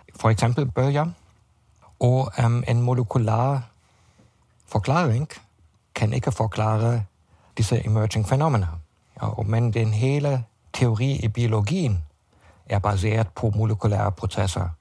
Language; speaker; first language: Danish; non-native, fluent; German